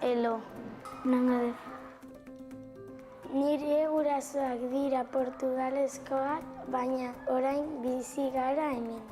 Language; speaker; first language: Basque; early bilingual, other home language; Portuguese